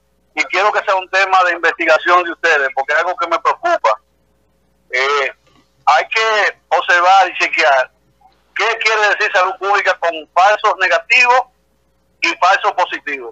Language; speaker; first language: Spanish; native; Spanish